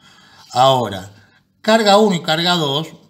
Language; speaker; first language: Spanish; native; Spanish